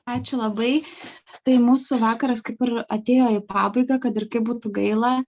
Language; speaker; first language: Lithuanian; native; Lithuanian